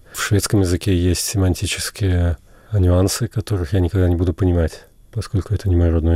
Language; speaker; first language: Russian; native; Russian